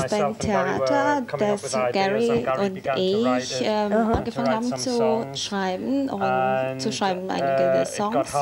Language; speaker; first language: German; non-native, learner; English